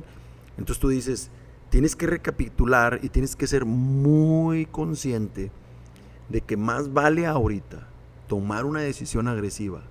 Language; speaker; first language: Spanish; native; Spanish